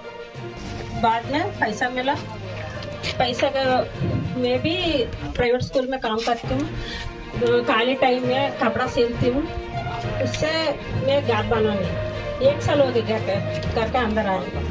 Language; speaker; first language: Hindi; non-native, local second language; Telugu